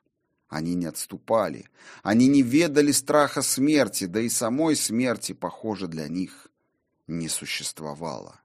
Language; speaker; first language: Russian; native; Russian